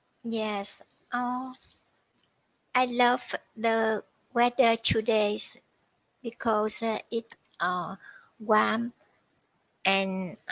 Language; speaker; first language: English; non-native, learner; Vietnamese